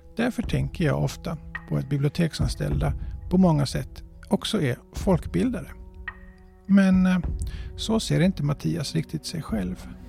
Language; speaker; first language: Swedish; native; Swedish